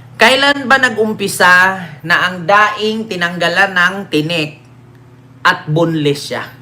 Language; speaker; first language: Filipino; non-native, local second language; Cebuano